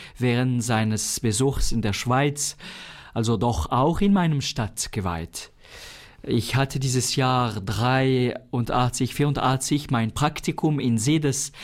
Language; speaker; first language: German; non-native, local second language; French